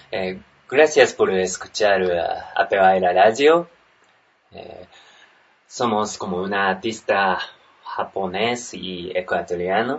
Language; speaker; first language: Spanish; non-native, learner; Japanese